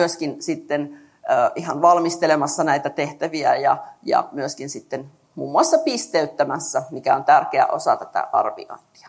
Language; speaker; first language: Finnish; native; Finnish